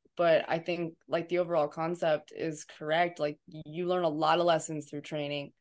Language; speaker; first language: English; native; English